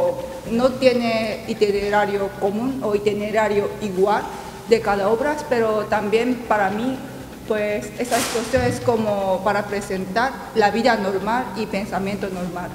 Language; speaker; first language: Spanish; non-native, learner; Japanese